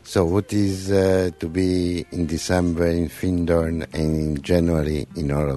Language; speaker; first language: English; non-native, learner; Italian